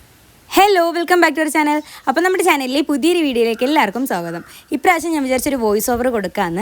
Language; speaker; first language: Malayalam; native; Malayalam